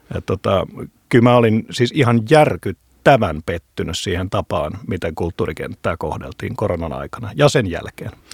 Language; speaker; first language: Finnish; native; Finnish